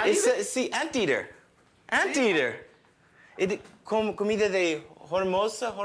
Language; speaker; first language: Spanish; non-native, learner; English